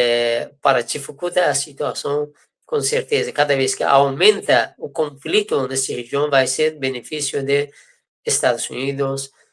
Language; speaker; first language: Portuguese; non-native, fluent; Persian